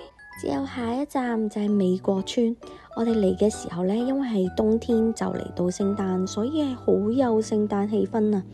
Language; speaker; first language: Cantonese; native; Cantonese